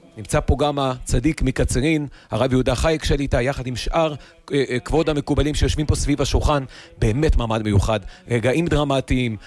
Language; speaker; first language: Hebrew; native; Hebrew